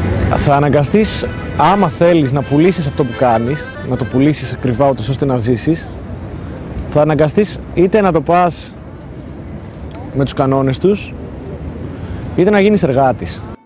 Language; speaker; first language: Greek; native; Greek